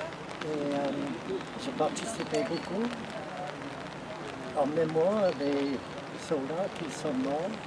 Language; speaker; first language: French; non-native, learner; English